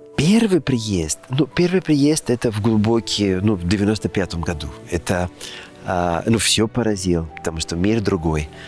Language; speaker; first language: Russian; non-native, fluent; Greek